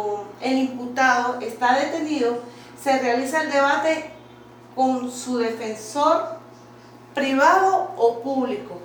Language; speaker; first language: Spanish; native; Spanish